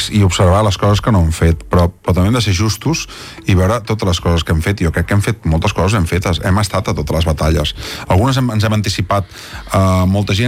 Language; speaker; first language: Catalan; native; Catalan